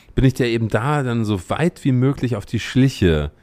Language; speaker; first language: German; native; German